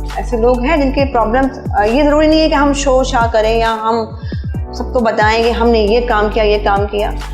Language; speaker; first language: Urdu; native; Urdu